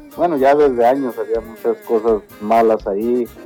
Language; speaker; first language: Spanish; early bilingual, heritage; Spanish